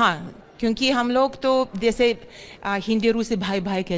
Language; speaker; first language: Hindi; non-native, fluent; Russian